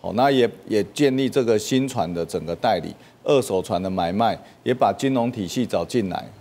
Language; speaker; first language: Chinese; native; Chinese